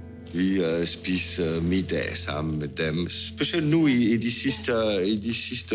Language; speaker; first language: Danish; non-native, fluent; French